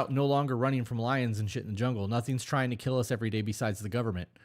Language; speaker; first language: English; native; English